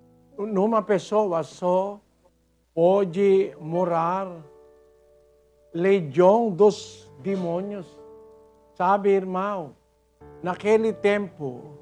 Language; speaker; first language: Portuguese; non-native, learner; Filipino